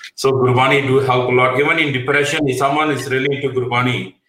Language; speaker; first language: English; non-native, local second language; Punjabi